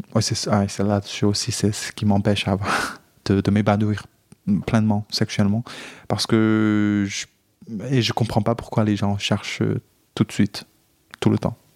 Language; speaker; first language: French; non-native, fluent; Chinese